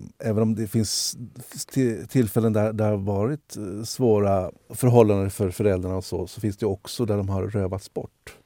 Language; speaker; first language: Swedish; native; Swedish